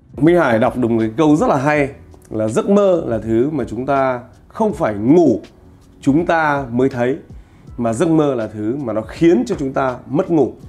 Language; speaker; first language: Vietnamese; native; Vietnamese